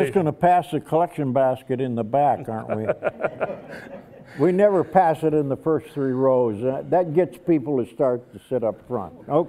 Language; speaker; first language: English; native; English